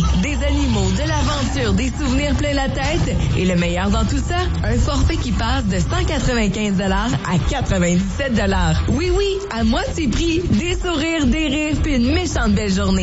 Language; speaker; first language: French; native; French